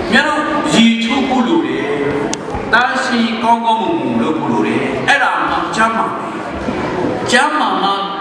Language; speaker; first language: Burmese; non-native, local second language; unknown